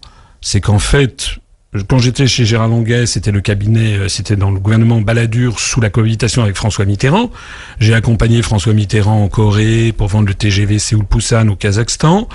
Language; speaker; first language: French; native; French